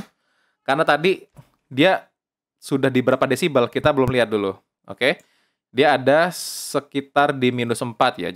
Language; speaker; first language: Indonesian; native; Indonesian